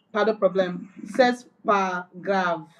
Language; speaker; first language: French; non-native, learner; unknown